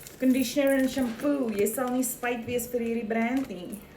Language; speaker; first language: Afrikaans; native; Afrikaans